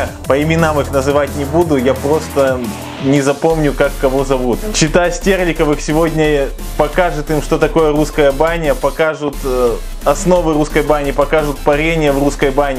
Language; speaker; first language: Russian; native; Russian